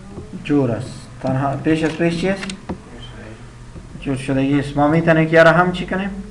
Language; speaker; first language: Persian; non-native, local second language; Pashto